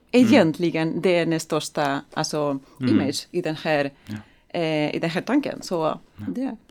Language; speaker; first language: Swedish; non-native, learner; Spanish